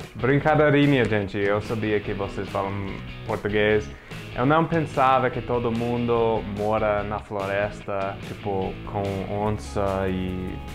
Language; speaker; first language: Portuguese; non-native, fluent; English